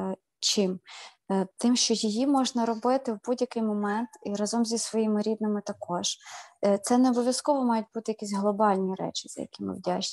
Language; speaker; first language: Ukrainian; native; Ukrainian